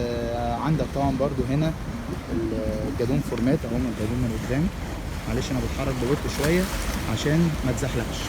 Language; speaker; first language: Arabic; native; Arabic